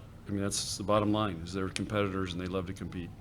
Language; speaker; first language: English; native; English